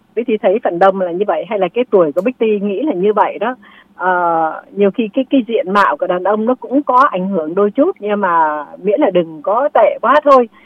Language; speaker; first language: Vietnamese; native; Vietnamese